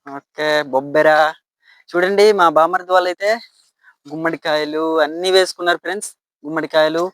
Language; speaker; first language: Telugu; non-native, local second language; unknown